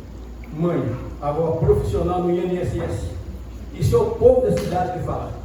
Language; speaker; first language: Portuguese; native; Portuguese